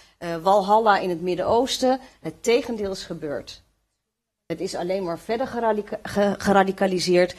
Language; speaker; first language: Dutch; early bilingual, other home language; Kurdish